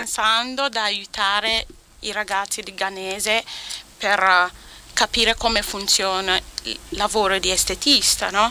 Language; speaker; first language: Italian; non-native, fluent; Akan